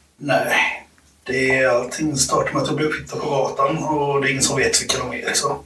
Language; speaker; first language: Swedish; early bilingual, other home language; Spanish